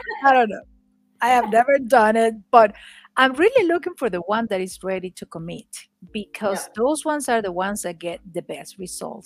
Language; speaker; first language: English; non-native, fluent; Spanish